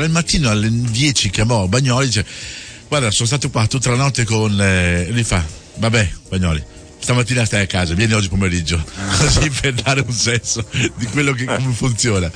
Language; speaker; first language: Italian; native; Italian